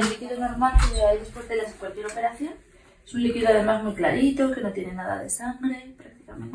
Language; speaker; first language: Spanish; native; Spanish